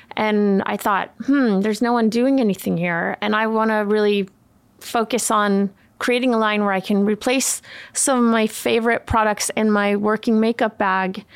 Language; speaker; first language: English; early bilingual, other home language; Swedish